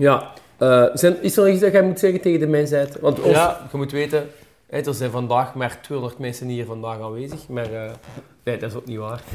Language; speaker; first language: Dutch; native; Dutch